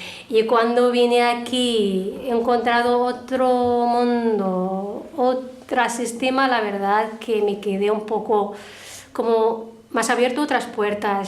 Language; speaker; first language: Spanish; non-native, fluent; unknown